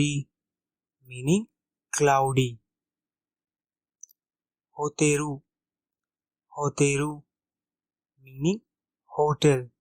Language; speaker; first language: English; non-native, local second language; Hindi